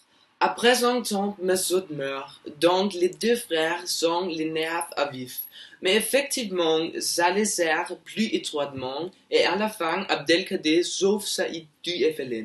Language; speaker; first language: French; non-native, learner; Norwegian